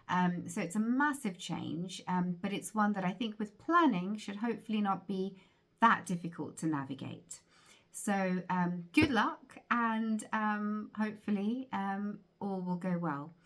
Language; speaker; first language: English; native; English